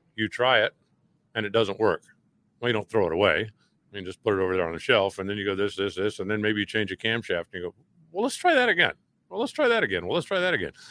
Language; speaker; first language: English; native; English